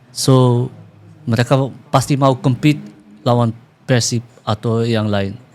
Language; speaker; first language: Indonesian; early bilingual, heritage; Dutch